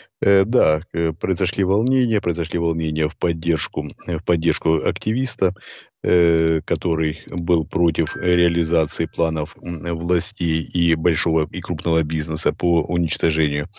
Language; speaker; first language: Russian; native; Russian